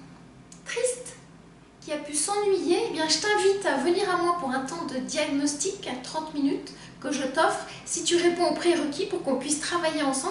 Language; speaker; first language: French; native; French